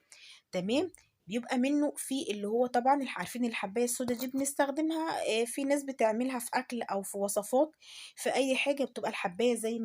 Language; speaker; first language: Arabic; native; Arabic